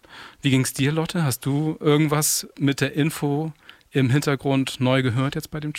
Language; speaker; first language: German; native; German